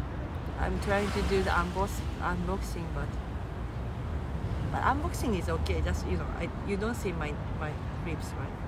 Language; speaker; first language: English; non-native, fluent; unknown